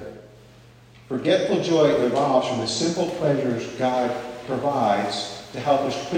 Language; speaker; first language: English; native; English